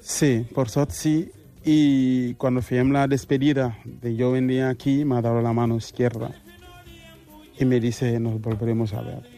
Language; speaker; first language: Spanish; non-native, fluent; Wolof